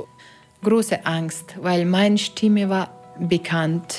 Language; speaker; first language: German; non-native, learner; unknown